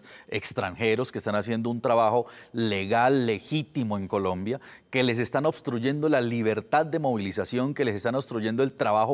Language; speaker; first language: Spanish; native; Spanish